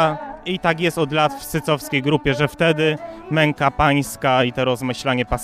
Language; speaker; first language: Polish; native; Polish